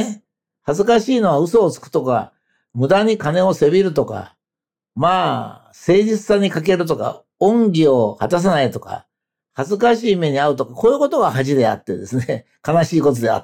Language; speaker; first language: Japanese; native; Japanese